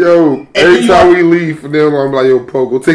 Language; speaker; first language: English; native; English